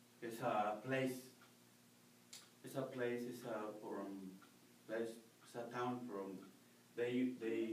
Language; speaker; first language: English; non-native, learner; Spanish